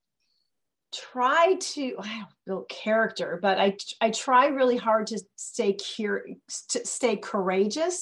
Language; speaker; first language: English; native; English